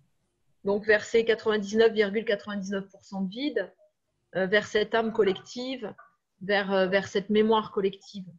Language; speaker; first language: French; native; French